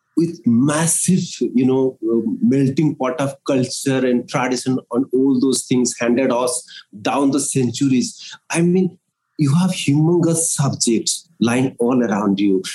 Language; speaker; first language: English; non-native, local second language; Odia